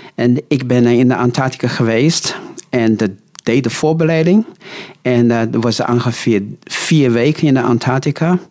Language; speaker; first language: Dutch; non-native, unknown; Chinese